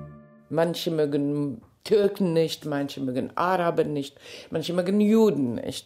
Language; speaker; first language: German; non-native, fluent; Polish